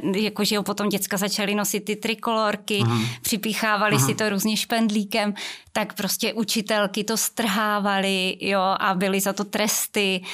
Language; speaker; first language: Czech; native; Czech